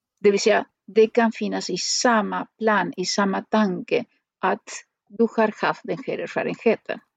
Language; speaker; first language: Swedish; non-native, fluent; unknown